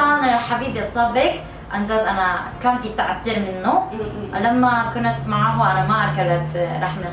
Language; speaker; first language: Arabic; non-native, learner; Korean